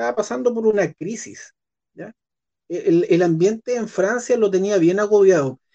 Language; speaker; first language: Spanish; native; Spanish